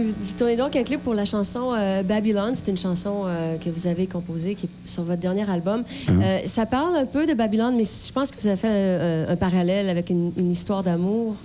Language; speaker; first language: French; native; French